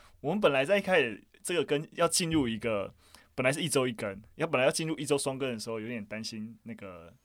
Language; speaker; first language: Chinese; native; Chinese